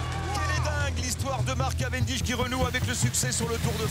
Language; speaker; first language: French; native; French